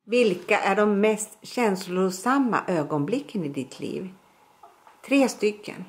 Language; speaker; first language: Swedish; native; Swedish